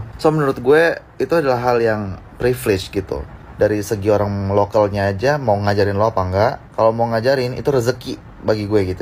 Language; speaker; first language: Indonesian; native; Indonesian